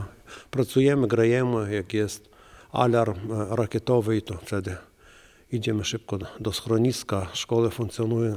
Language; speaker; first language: Polish; non-native, learner; Ukrainian